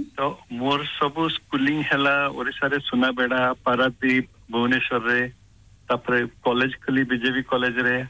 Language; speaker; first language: Odia; non-native, local second language; Marathi